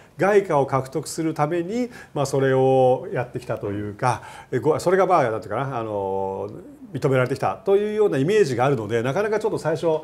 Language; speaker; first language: Japanese; native; Japanese